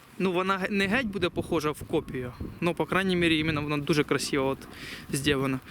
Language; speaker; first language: Ukrainian; native; Ukrainian